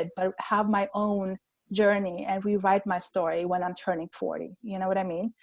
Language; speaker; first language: English; non-native, fluent; Armenian